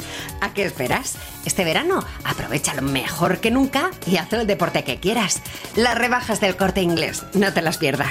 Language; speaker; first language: Spanish; native; Spanish